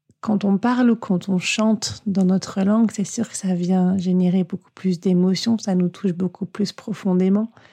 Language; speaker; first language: French; native; French